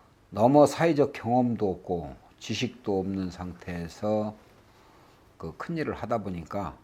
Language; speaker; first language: Korean; native; Korean